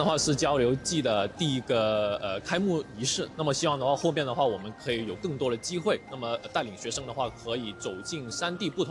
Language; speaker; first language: Chinese; non-native, local second language; Cantonese